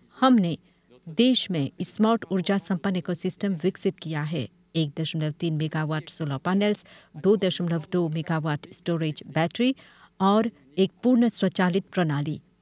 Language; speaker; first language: Hindi; non-native, local second language; Morisyen